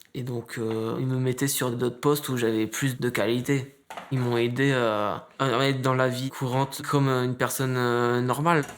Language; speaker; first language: French; native; French